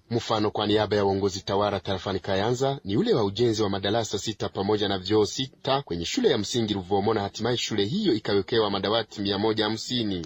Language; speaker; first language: Swahili; non-native, local second language; Rundi